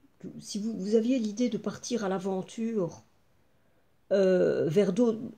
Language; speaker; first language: French; native; French